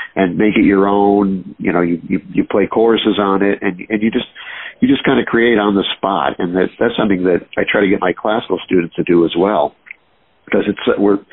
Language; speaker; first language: English; native; English